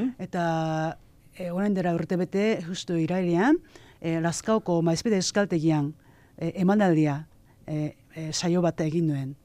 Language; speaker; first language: Basque; non-native, fluent; Japanese